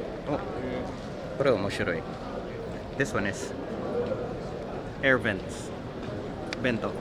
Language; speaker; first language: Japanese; non-native, learner; English